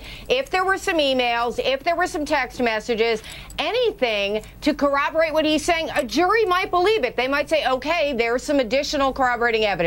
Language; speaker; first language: English; native; English